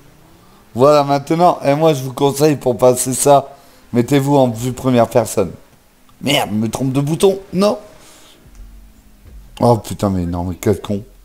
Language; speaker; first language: French; native; French